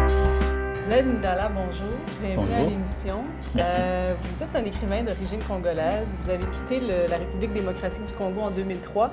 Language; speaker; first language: French; native; French